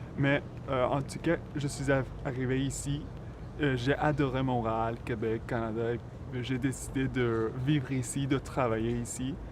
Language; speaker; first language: French; non-native, fluent; Persian